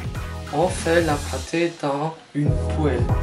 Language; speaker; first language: French; non-native, learner; German